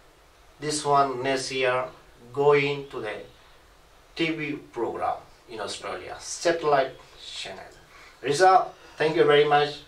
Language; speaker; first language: English; non-native, learner; Rohingya